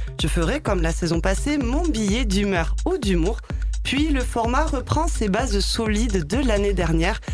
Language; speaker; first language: French; native; French